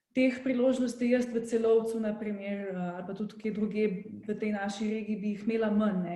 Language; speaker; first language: Slovenian; native; Slovenian